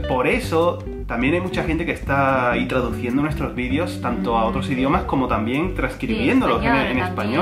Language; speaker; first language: Spanish; native; Spanish